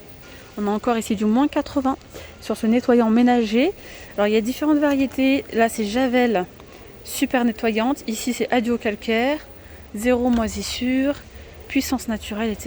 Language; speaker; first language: French; native; French